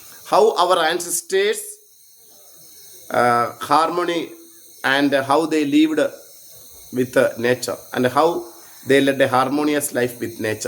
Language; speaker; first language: English; non-native, local second language; Malayalam